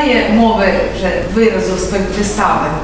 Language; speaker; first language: Polish; non-native, fluent; Ukrainian